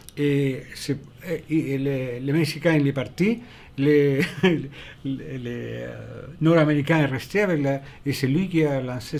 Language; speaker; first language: French; non-native, fluent; Spanish